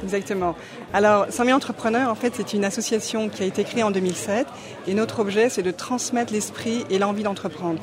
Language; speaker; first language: French; native; French